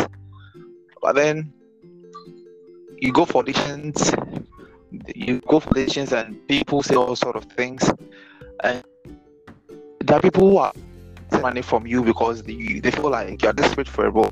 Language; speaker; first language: English; non-native, local second language; Akan